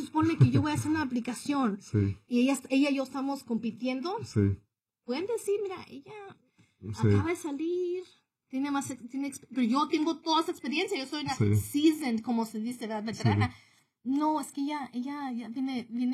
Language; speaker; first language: Spanish; early bilingual, heritage; Spanish